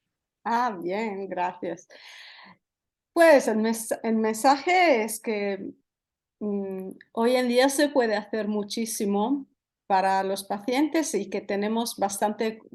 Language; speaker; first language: Spanish; non-native, fluent; Italian